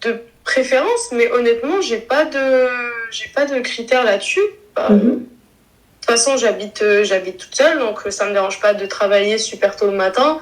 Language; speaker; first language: French; native; French